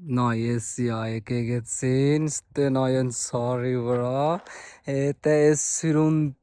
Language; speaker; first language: Armenian; non-native, learner; Hindi